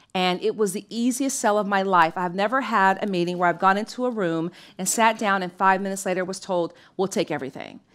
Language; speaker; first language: English; native; English